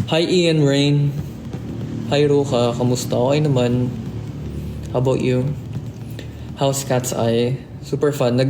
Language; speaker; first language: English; non-native, local second language; Filipino